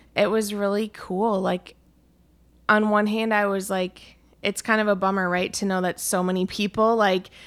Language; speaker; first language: English; native; English